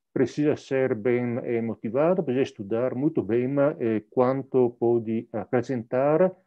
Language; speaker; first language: Portuguese; non-native, fluent; Italian